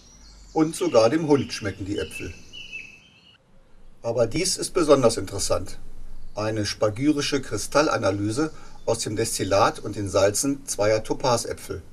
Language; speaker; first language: German; native; German